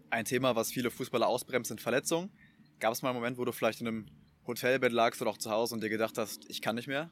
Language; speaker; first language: German; native; German